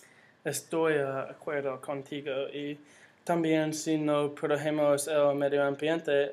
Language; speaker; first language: Spanish; non-native, learner; English